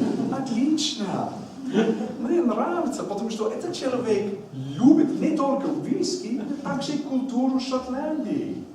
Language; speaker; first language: Russian; non-native, learner; English